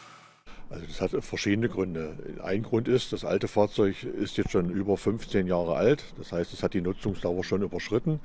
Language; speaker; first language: German; native; German